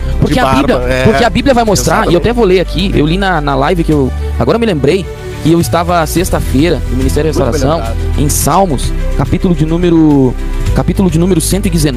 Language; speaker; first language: Portuguese; native; Portuguese